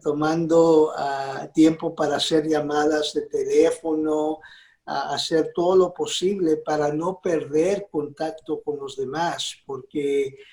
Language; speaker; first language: Spanish; early bilingual, heritage; Spanish